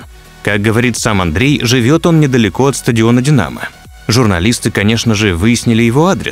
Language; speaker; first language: Russian; native; Russian